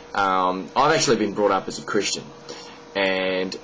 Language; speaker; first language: English; native; English